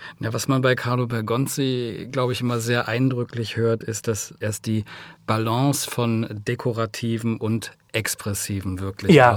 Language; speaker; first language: German; native; German